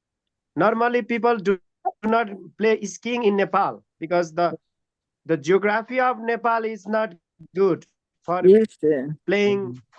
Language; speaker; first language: English; non-native, learner; Nepali